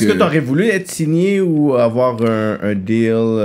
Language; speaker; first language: French; native; French